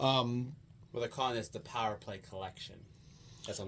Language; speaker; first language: English; native; English